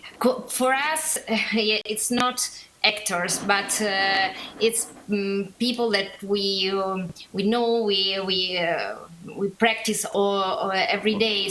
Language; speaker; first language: English; non-native, learner; Italian